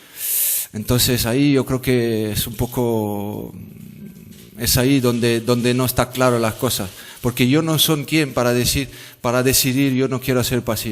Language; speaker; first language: Spanish; non-native, fluent; French